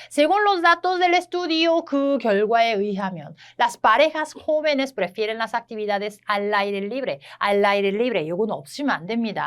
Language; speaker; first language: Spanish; non-native, fluent; Korean